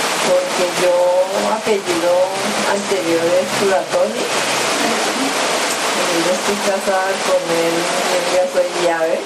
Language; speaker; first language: Spanish; early bilingual, other home language; Japanese